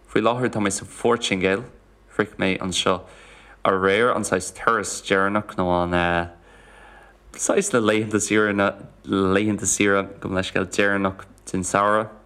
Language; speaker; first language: Irish; non-native, local second language; English